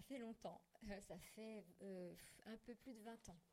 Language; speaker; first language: French; native; French